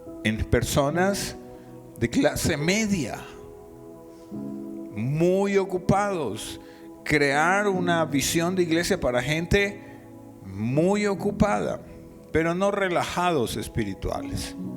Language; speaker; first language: Spanish; native; Spanish